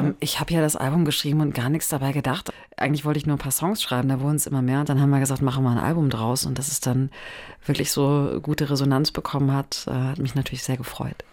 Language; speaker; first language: German; native; German